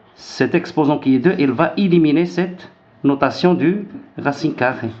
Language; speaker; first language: French; non-native, local second language; Arabic